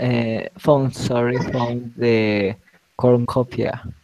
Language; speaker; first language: English; non-native, learner; Spanish